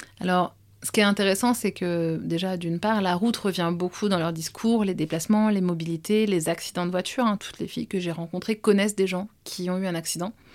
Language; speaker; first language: French; native; French